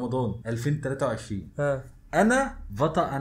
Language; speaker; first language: Arabic; native; Arabic